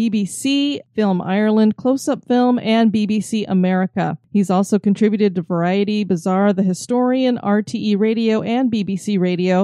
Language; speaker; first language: English; native; English